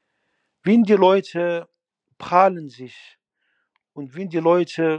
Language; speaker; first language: German; non-native, fluent; Arabic